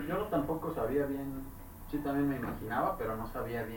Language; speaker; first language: Spanish; native; Spanish